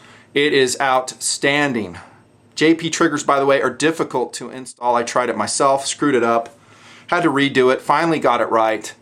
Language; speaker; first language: English; native; English